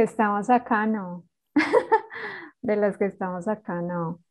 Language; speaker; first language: Spanish; native; Spanish